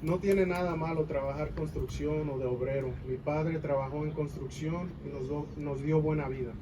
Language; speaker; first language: Spanish; early bilingual, heritage; Spanish